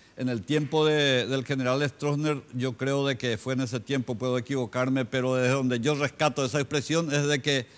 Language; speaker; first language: Spanish; native; Spanish